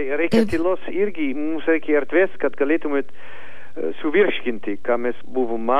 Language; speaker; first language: Lithuanian; non-native, learner; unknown